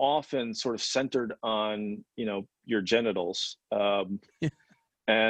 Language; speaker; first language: English; native; English